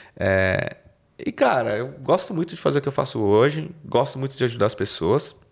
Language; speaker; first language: Portuguese; non-native, local second language; Spanish